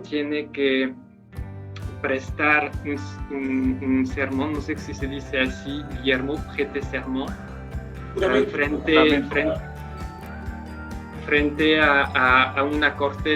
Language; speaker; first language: Spanish; non-native, fluent; French